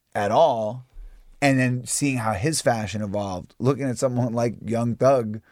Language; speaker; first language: English; native; English